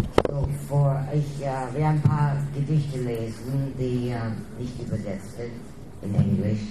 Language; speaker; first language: German; non-native, fluent; English